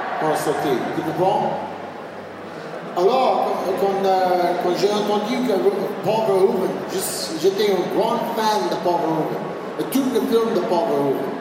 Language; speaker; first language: French; non-native, learner; English